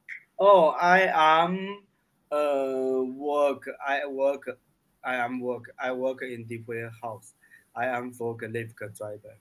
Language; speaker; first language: English; non-native, learner; Chinese